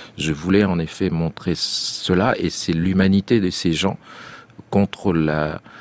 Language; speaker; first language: French; non-native, local second language; Arabic